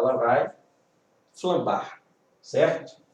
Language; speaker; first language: Portuguese; native; Portuguese